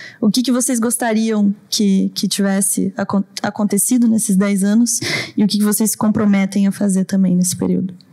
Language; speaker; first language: Portuguese; native; Portuguese